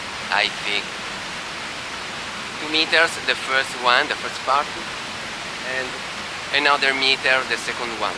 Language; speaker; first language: English; non-native, fluent; Italian